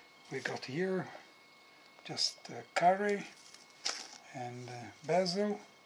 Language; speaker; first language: English; non-native, learner; Italian